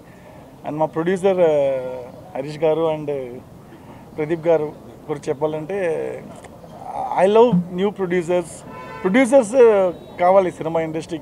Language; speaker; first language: Telugu; non-native, fluent; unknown